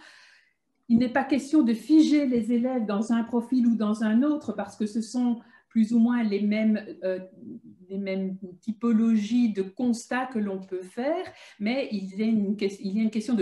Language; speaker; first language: French; native; French